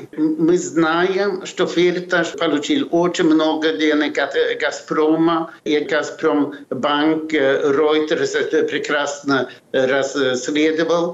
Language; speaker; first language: Russian; non-native, fluent; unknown